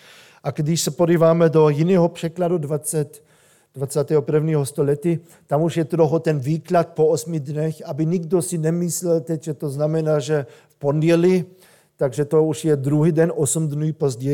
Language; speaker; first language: Czech; non-native, fluent; German